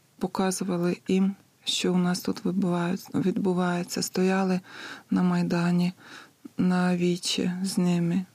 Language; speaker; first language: Ukrainian; non-native, fluent; Lithuanian